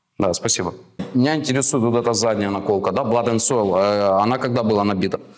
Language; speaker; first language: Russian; non-native, local second language; Ukrainian